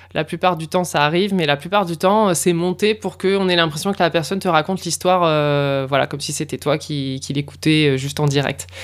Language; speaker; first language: French; native; French